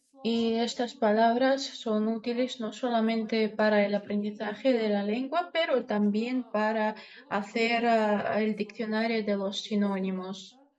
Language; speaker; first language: Spanish; non-native, fluent; Russian